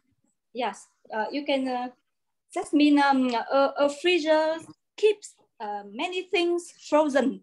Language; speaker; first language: English; non-native, learner; Vietnamese